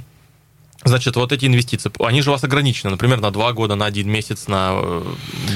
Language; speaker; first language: Russian; native; Russian